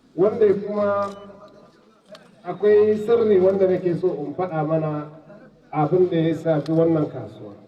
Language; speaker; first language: Hausa; non-native, local second language; Fula